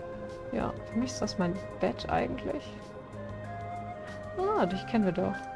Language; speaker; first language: German; native; German